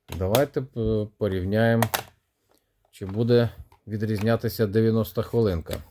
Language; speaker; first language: Ukrainian; non-native, local second language; Russian